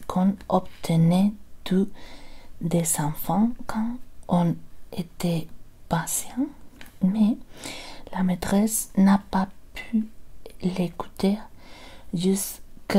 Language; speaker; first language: French; non-native, learner; Spanish